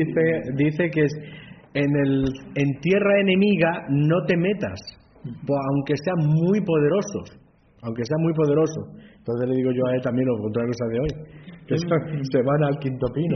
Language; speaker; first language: Spanish; native; Spanish